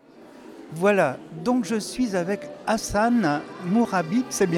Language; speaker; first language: French; native; French